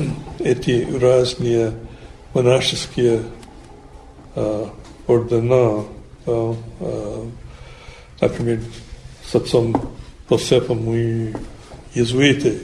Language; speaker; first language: Russian; non-native, fluent; English